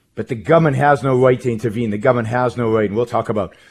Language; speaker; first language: English; non-native, fluent; Hebrew